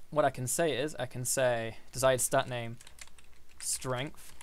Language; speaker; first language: English; native; English